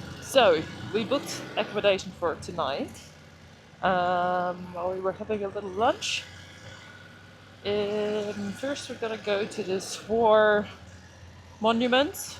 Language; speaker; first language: English; non-native, fluent; Dutch